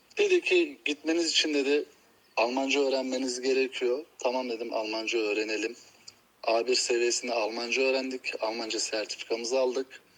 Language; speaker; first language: Turkish; native; Turkish